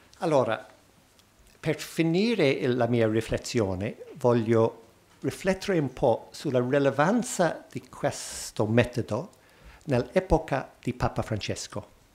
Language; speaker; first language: Italian; non-native, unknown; English